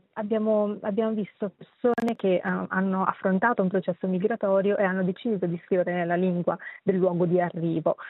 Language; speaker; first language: Italian; early bilingual, other home language; Sinhala